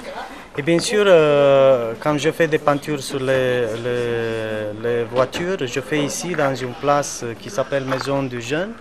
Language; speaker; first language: French; non-native, learner; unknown